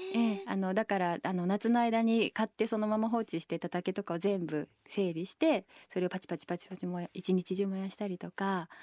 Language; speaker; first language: Japanese; native; Japanese